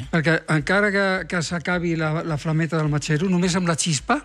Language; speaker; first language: Catalan; non-native, local second language; Spanish